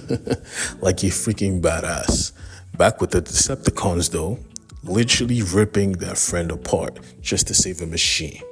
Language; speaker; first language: English; native; English